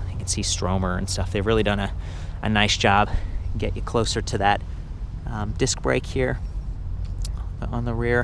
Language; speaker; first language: English; native; English